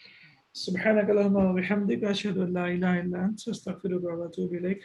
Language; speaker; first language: Arabic; non-native, fluent; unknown